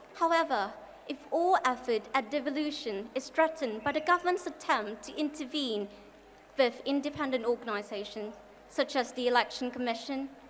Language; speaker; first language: English; non-native, fluent; Thai